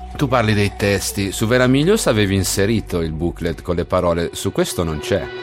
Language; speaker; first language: Italian; native; Italian